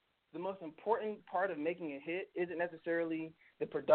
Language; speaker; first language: English; native; English